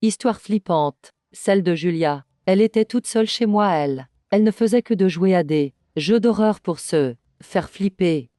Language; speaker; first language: French; native; French